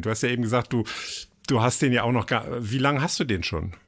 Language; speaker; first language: German; native; German